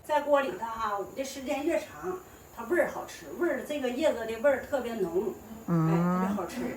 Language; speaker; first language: Chinese; native; Chinese